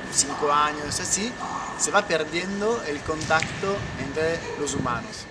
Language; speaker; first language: Spanish; non-native, learner; Italian